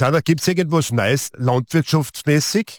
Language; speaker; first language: German; native; German